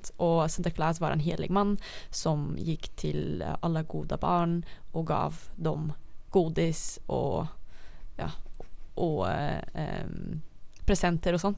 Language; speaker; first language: Swedish; non-native, fluent; Dutch